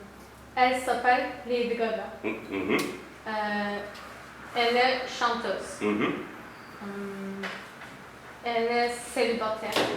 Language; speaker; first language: French; non-native, learner; Turkish